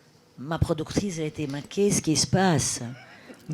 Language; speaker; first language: French; non-native, fluent; Italian